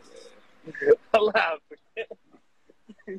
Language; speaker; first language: Arabic; native; Arabic